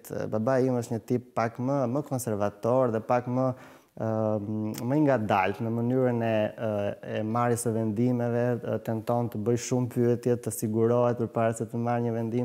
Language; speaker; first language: Albanian; native; Albanian